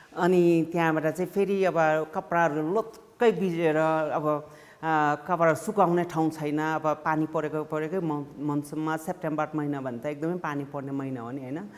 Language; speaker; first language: Nepali; non-native, local second language; Sherpa